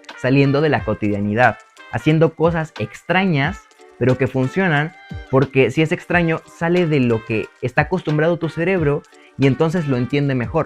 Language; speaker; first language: Spanish; native; Spanish